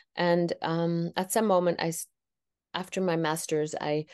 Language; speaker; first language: English; non-native, fluent; Tamil